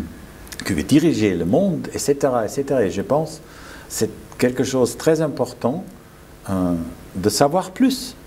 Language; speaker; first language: French; non-native, fluent; German